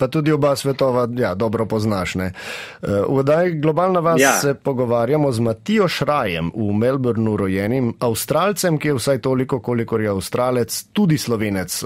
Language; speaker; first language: Slovenian; native; Slovenian